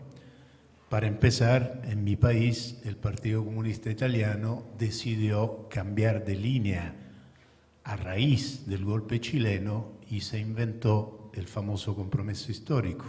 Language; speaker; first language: Spanish; non-native, fluent; Italian